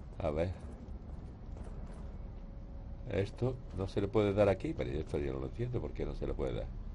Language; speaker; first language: Spanish; native; Spanish